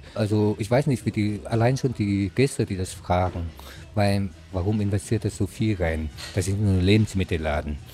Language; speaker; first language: German; non-native, learner; Vietnamese